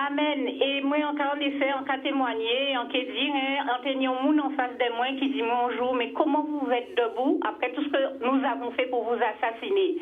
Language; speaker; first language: French; native; French